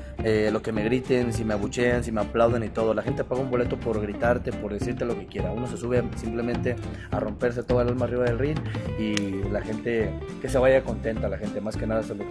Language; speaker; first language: Spanish; native; Spanish